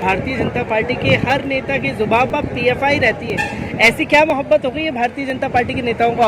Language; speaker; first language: Hindi; native; Hindi